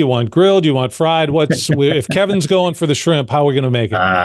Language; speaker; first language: English; native; English